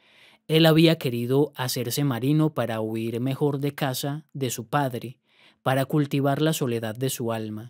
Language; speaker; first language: Spanish; native; Spanish